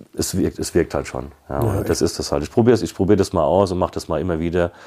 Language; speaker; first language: German; native; German